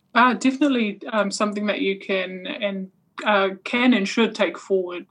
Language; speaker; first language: English; native; English